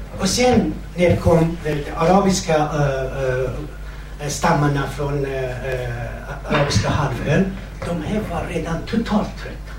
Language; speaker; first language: Swedish; non-native, fluent; Kurdish